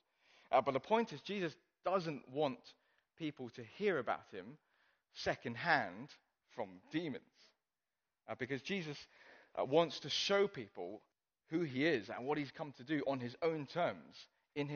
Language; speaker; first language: English; non-native, local second language; Cantonese